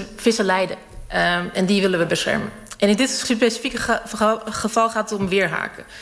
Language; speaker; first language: Dutch; early bilingual, other home language; Serbian